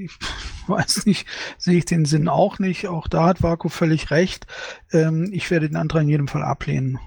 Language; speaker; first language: German; native; German